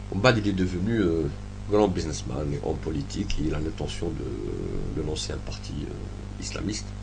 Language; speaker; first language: French; non-native, local second language; Arabic